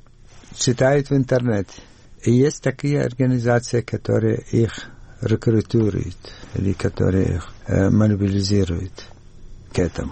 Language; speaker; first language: Russian; non-native, learner; Arabic